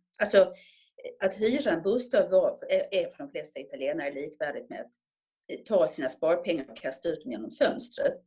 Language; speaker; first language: Swedish; native; Swedish